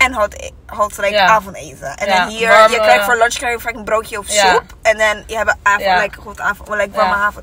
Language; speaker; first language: Dutch; non-native, learner; Italian